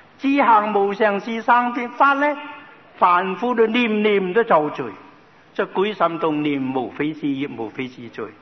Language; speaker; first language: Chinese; native; Chinese